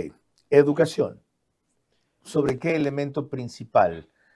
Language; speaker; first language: Spanish; native; Spanish